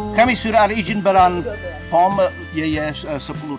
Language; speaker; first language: Indonesian; non-native, fluent; English